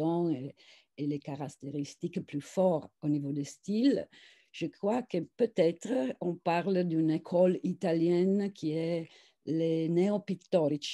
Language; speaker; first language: French; non-native, fluent; Italian